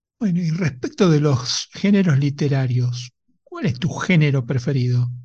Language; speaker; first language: Spanish; native; Spanish